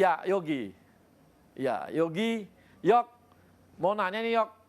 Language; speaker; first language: Indonesian; native; Indonesian